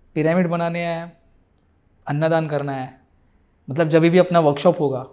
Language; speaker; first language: Hindi; non-native, local second language; Marathi